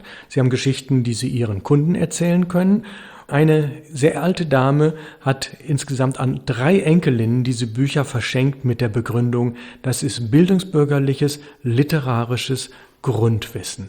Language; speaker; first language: German; native; German